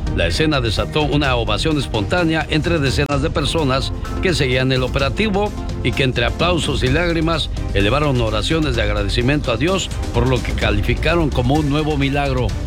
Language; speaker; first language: Spanish; native; Spanish